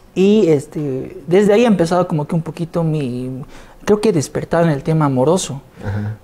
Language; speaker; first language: Spanish; native; Spanish